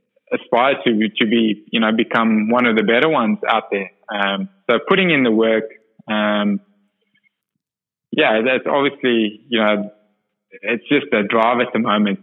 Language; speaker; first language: English; non-native, local second language; Afrikaans